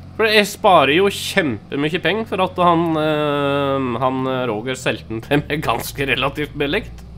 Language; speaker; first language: Norwegian; native; Norwegian